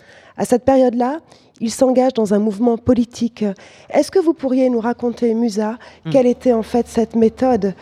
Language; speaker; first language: French; native; French